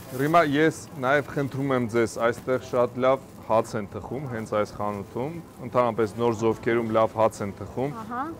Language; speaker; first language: Armenian; native; Armenian